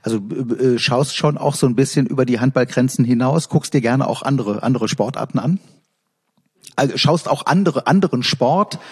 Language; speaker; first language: German; native; German